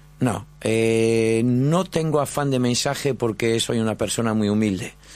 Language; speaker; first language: Spanish; non-native, fluent; French